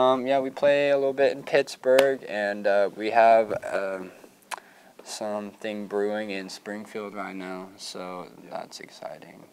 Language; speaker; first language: English; native; English